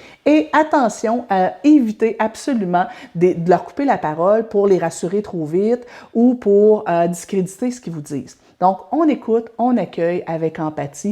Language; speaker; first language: French; native; French